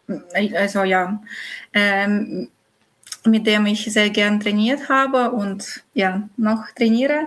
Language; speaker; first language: German; non-native, fluent; Russian